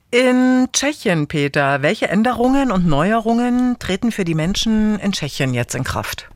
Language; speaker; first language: German; native; German